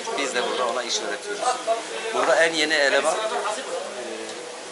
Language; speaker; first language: Turkish; native; Turkish